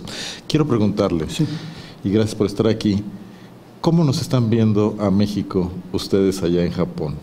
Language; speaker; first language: Spanish; native; Spanish